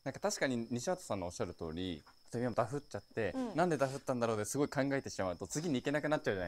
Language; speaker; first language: Japanese; native; Japanese